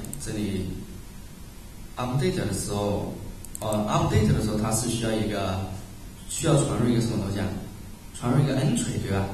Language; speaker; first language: Chinese; native; Chinese